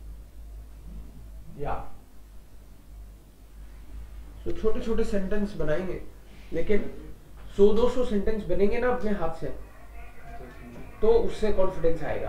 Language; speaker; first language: Hindi; native; Hindi